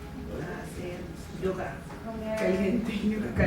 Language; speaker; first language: Spanish; non-native, learner; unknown